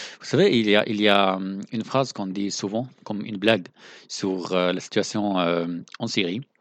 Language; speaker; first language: French; non-native, fluent; Arabic